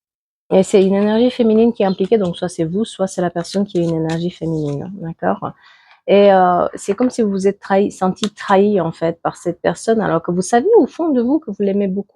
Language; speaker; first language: French; native; French